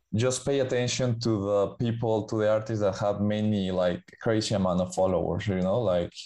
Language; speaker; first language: English; non-native, fluent; Spanish